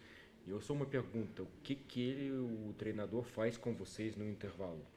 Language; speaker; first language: Portuguese; non-native, fluent; Russian